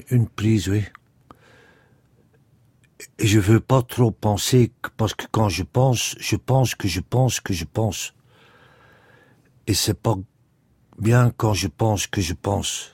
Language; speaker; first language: French; non-native, local second language; Dutch